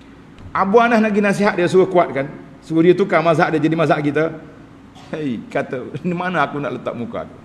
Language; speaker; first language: Malay; native; Malay